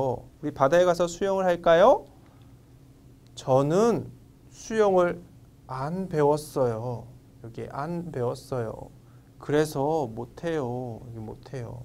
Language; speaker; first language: Korean; non-native, fluent; Vietnamese